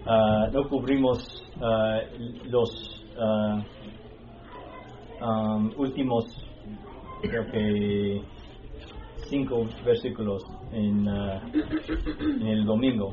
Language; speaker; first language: Spanish; non-native, fluent; English